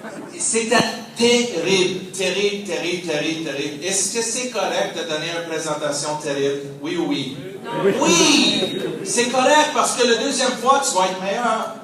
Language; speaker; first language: French; non-native, fluent; English